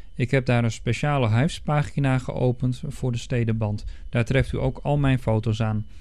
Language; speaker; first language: Dutch; native; Dutch